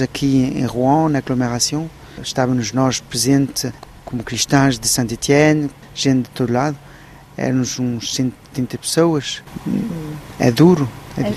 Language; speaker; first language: Portuguese; early bilingual, heritage; Portuguese